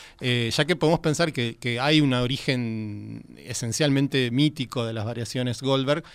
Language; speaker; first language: Spanish; native; Spanish